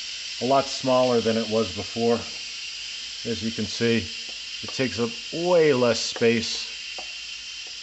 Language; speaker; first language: English; native; English